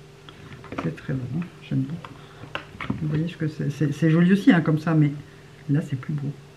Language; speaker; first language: French; native; French